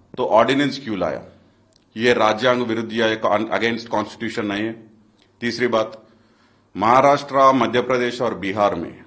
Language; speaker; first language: Hindi; non-native, local second language; Telugu